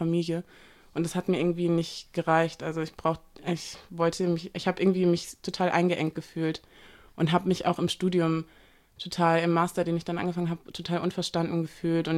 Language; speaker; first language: German; native; German